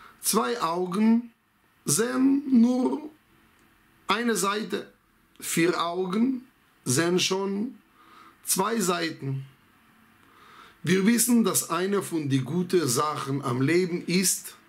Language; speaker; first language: German; non-native, fluent; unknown